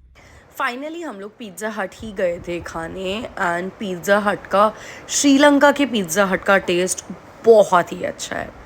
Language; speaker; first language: Hindi; native; Hindi